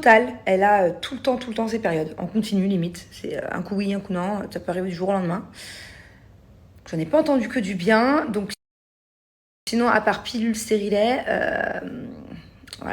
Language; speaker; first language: French; native; French